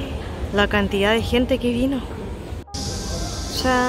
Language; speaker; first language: Spanish; native; Spanish